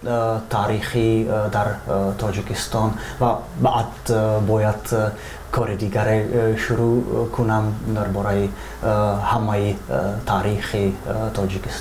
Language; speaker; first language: Persian; non-native, fluent; Czech